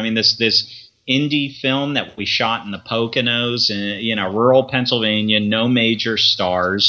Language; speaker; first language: English; native; English